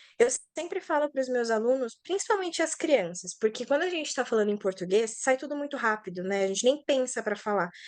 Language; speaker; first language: Portuguese; native; Portuguese